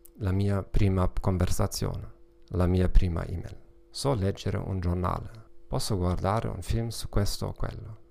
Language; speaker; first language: Italian; non-native, learner; German